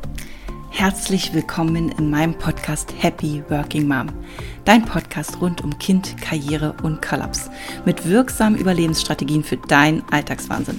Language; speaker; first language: German; native; German